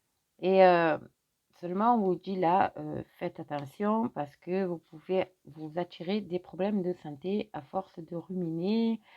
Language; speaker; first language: French; native; French